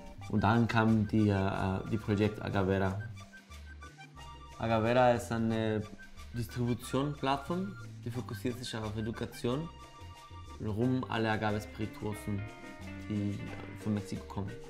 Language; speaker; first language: German; non-native, fluent; Spanish